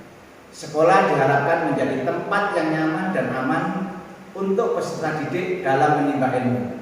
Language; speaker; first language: Indonesian; native; Indonesian